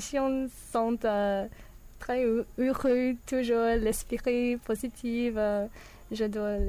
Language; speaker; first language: French; non-native, learner; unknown